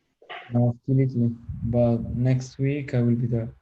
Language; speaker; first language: English; non-native, fluent; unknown